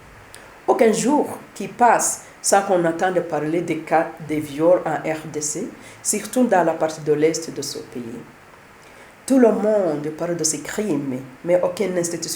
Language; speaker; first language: French; non-native, local second language; Kinyarwanda